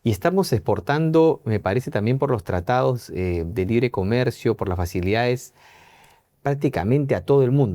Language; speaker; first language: Spanish; native; Spanish